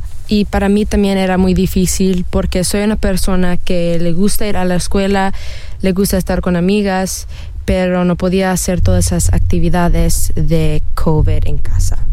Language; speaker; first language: Spanish; early bilingual, heritage; Spanish